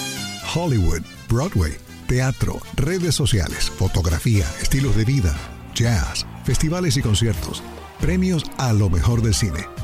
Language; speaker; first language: Spanish; native; Spanish